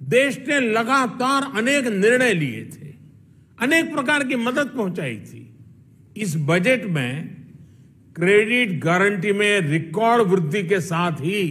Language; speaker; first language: Hindi; non-native, local second language; Gujarati